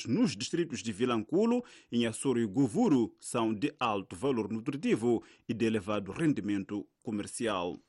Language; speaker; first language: Portuguese; native; Portuguese